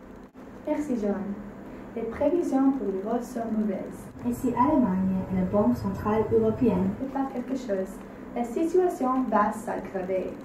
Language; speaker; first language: French; non-native, learner; English